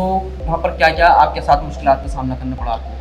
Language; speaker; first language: Hindi; native; Hindi